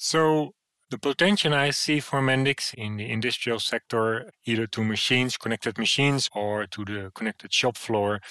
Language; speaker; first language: English; non-native, fluent; Dutch